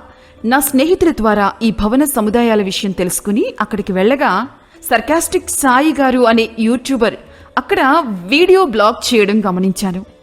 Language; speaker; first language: Telugu; native; Telugu